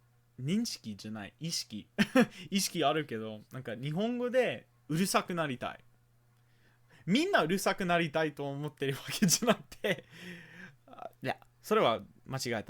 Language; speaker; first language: Japanese; non-native, fluent; English